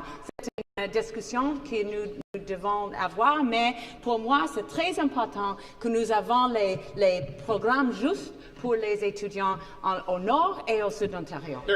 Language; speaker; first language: French; non-native, learner; English